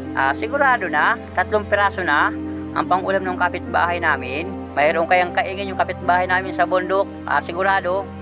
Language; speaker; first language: Filipino; non-native, local second language; Bikol